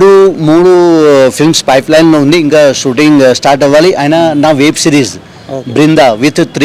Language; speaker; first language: Telugu; non-native, learner; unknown